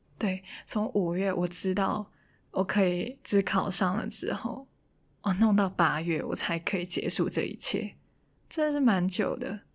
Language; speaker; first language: Chinese; non-native, local second language; Cantonese